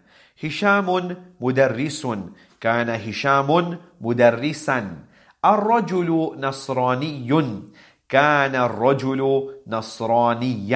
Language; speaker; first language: Arabic; non-native, fluent; English